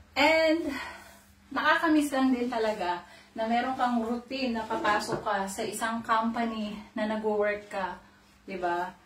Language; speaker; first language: Filipino; native; Filipino